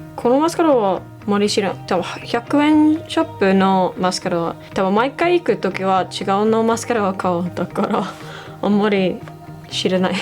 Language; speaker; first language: Japanese; non-native, learner; English